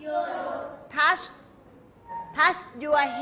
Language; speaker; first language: English; non-native, fluent; Thai